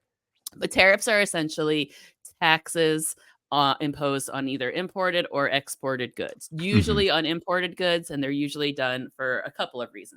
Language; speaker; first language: English; native; English